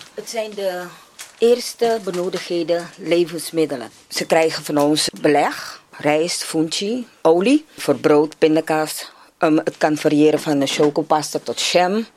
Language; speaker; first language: Dutch; non-native, local second language; Papiamento